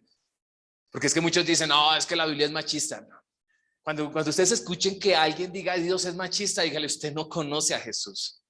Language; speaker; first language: Spanish; native; Spanish